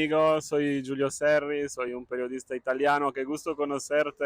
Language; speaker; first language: Spanish; non-native, fluent; Italian